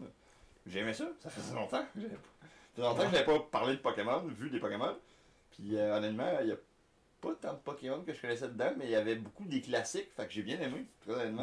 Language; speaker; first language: French; native; French